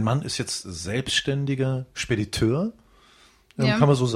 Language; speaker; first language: German; native; German